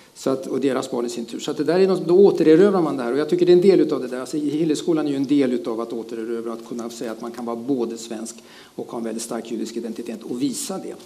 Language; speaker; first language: Swedish; early bilingual, other home language; German